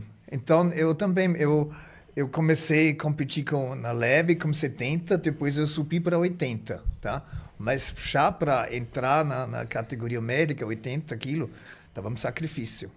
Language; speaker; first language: Portuguese; non-native, fluent; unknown